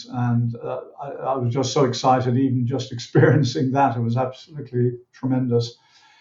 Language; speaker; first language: English; native; English